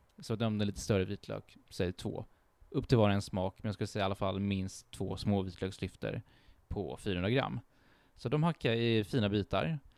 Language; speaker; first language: Swedish; early bilingual, other home language; Italian